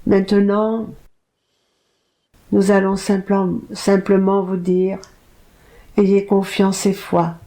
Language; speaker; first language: French; native; French